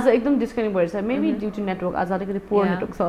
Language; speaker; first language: Nepali; native; Nepali